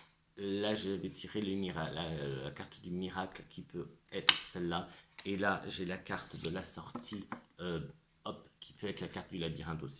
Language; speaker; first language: French; native; French